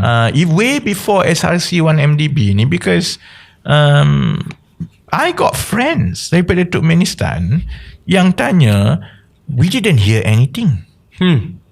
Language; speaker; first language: English; non-native, local second language; Malay